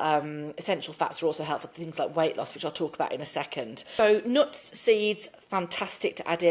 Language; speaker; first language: English; native; English